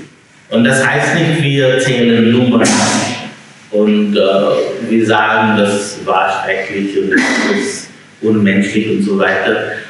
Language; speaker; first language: German; non-native, fluent; English